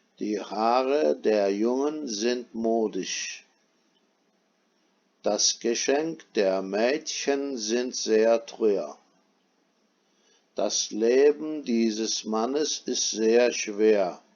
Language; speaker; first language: German; non-native, fluent; Turkish